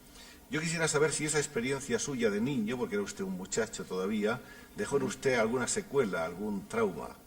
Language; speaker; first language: Spanish; native; Spanish